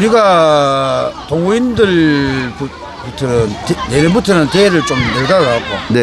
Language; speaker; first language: Korean; native; Korean